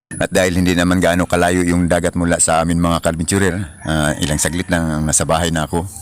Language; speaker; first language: Filipino; non-native, local second language; Cebuano